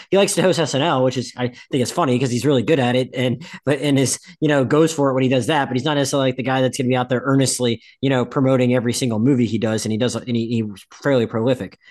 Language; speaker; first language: English; native; English